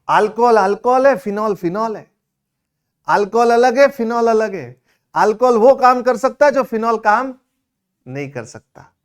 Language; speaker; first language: Hindi; non-native, local second language; Gujarati